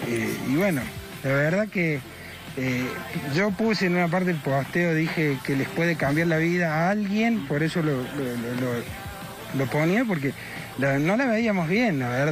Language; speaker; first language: Spanish; native; Spanish